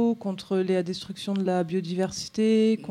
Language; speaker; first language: French; native; French